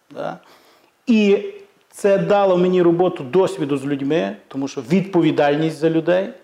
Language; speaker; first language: Ukrainian; native; Ukrainian